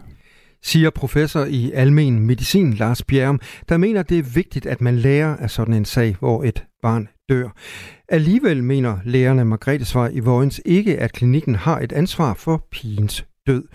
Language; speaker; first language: Danish; native; Danish